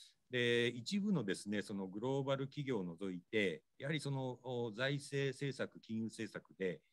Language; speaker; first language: Japanese; native; Japanese